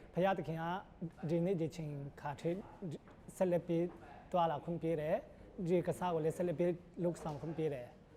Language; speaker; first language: Burmese; non-native, local second language; Hakha Chin